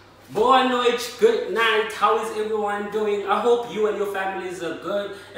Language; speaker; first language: English; non-native, local second language; Xhosa